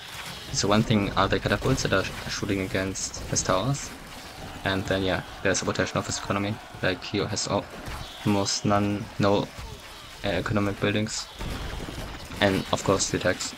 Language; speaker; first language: English; non-native, fluent; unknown